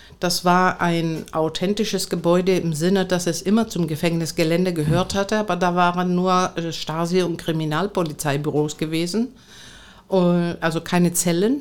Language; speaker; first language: German; non-native, fluent; Greek